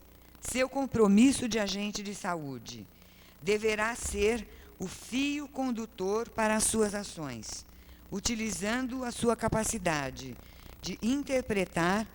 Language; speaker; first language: Portuguese; native; Portuguese